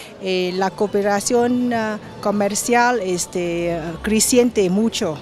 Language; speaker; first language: Spanish; non-native, fluent; Vietnamese